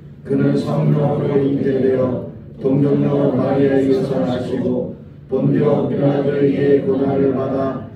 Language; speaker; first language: Korean; native; Korean